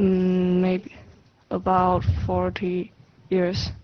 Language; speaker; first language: English; non-native, learner; Chinese